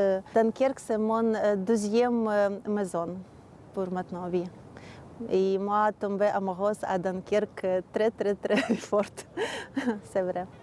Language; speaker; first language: French; non-native, learner; Ukrainian